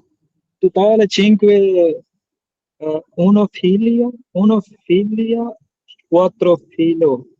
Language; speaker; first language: Italian; non-native, learner; Urdu